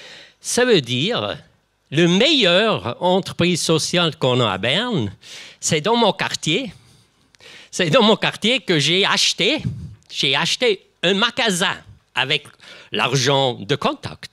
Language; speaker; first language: French; non-native, local second language; German